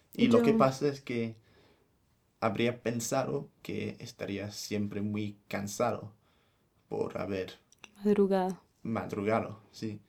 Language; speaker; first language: Spanish; non-native, fluent; English